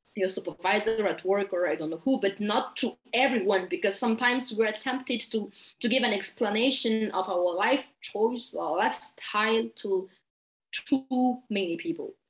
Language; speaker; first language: English; non-native, fluent; Malagasy